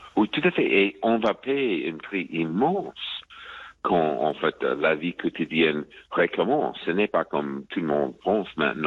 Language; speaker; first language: French; non-native, fluent; English